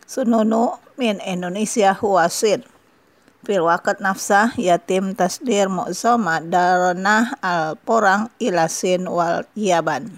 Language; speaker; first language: Arabic; non-native, fluent; Indonesian